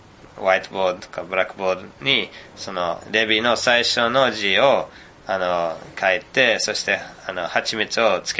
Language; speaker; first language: Japanese; non-native, fluent; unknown